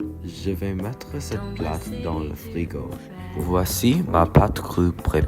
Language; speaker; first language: French; non-native, learner; English